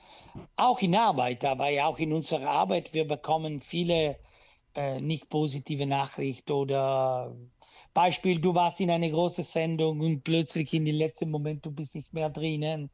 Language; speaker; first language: German; non-native, local second language; Italian